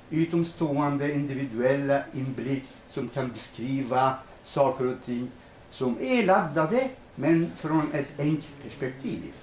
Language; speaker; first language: Swedish; non-native, fluent; Kurdish